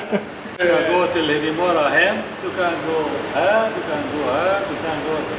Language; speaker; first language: Swedish; non-native, learner; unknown